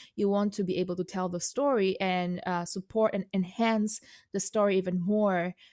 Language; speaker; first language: English; non-native, fluent; Indonesian